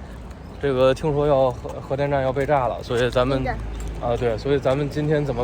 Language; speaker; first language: Chinese; native; Chinese